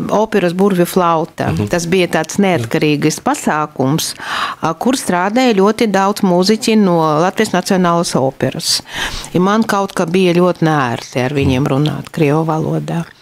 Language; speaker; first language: Latvian; early bilingual, other home language; Russian